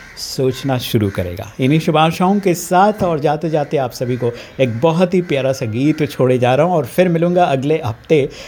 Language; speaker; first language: Hindi; native; Hindi